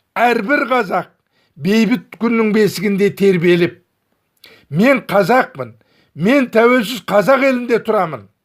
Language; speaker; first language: Kazakh; early bilingual, heritage; Kazakh